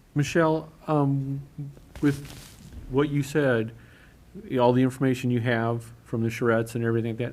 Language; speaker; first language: English; native; English